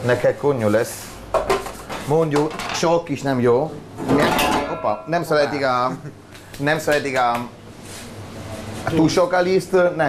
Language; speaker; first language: Hungarian; non-native, learner; Italian